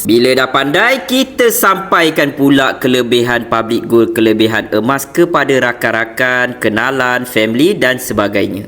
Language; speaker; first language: Malay; native; Malay